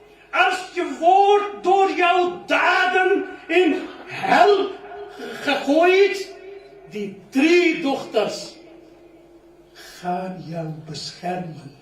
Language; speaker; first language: Dutch; non-native, fluent; Urdu